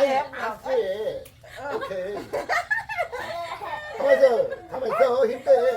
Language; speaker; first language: Korean; native; Korean